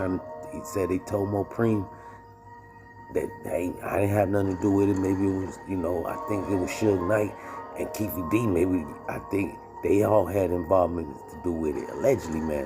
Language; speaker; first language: English; native; English